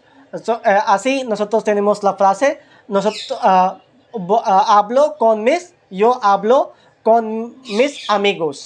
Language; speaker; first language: Spanish; non-native, learner; Hindi